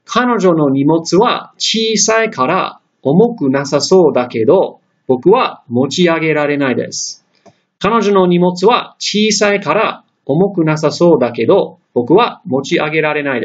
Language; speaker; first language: Japanese; non-native, fluent; English